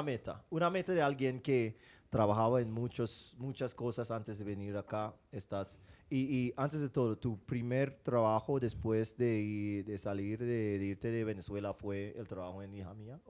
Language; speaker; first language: Spanish; non-native, fluent; English